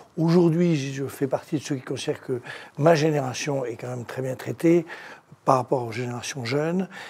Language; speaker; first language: French; native; French